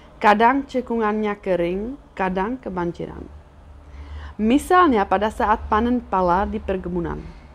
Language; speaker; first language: Indonesian; non-native, fluent; Czech